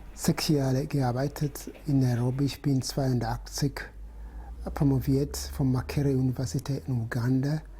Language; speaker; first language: German; non-native, fluent; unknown